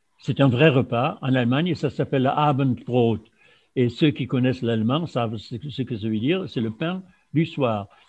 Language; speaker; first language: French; non-native, fluent; German